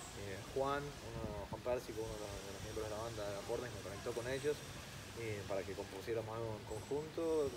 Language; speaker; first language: Spanish; early bilingual, other home language; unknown